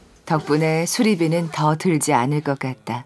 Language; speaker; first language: Korean; native; Korean